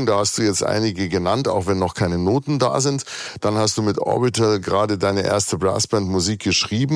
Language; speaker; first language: German; native; German